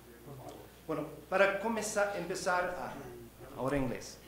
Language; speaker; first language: Spanish; non-native, fluent; English